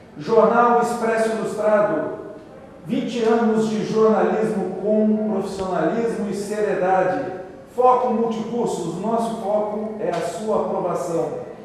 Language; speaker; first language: Portuguese; native; Portuguese